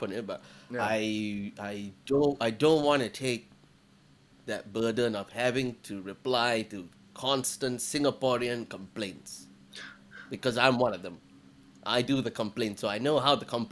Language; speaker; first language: English; native; English